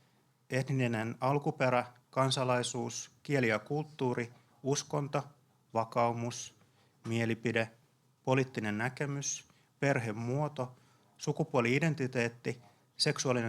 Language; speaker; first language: Finnish; native; Finnish